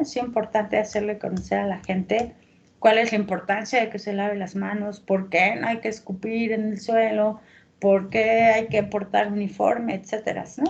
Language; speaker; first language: Spanish; native; Spanish